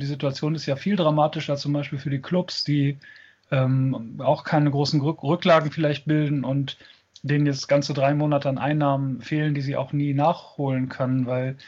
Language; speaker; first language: German; native; German